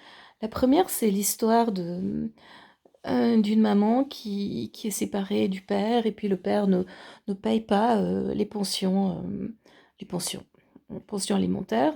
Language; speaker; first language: French; native; French